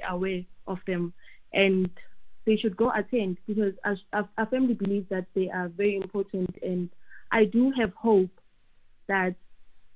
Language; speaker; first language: English; non-native, local second language; Tswana